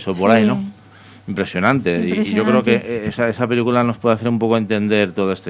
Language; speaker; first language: Spanish; native; Spanish